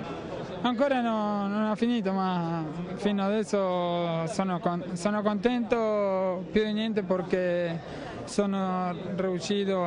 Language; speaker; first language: Italian; non-native, fluent; Spanish